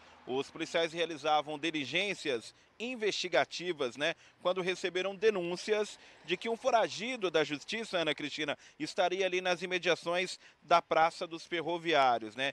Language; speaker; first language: Portuguese; native; Portuguese